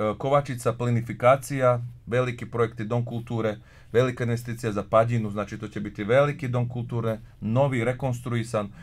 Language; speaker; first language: Croatian; non-native, local second language; Slovak